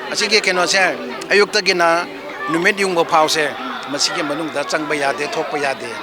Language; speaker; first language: Manipuri; non-native, local second language; Rongmei Naga